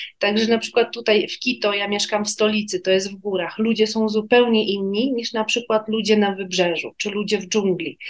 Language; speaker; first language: Polish; native; Polish